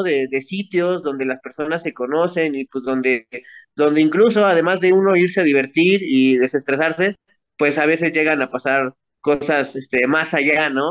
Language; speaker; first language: Spanish; native; Spanish